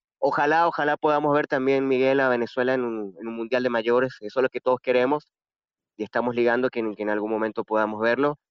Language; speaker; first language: Spanish; native; Spanish